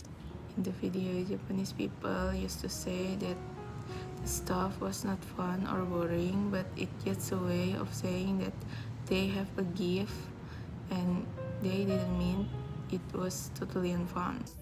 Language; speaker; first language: English; non-native, fluent; Indonesian